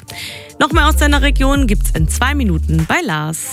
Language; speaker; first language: German; native; German